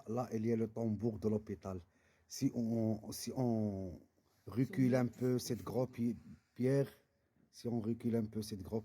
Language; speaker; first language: French; non-native, learner; Arabic